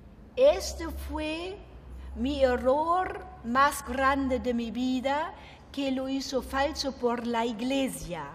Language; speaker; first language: Spanish; non-native, fluent; German